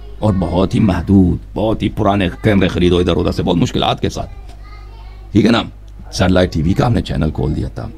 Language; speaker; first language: Urdu; non-native, fluent; Persian